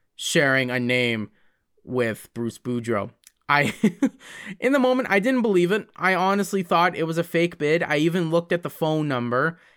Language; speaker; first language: English; native; English